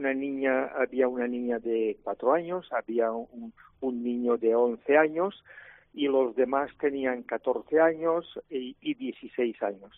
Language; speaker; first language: Spanish; non-native, local second language; Catalan